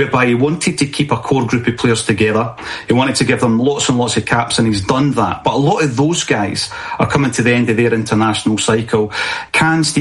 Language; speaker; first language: English; native; English